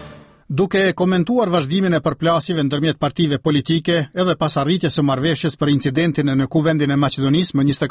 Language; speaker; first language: Albanian; native; Albanian